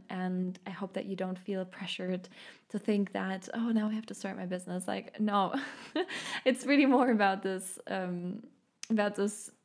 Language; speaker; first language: English; non-native, fluent; German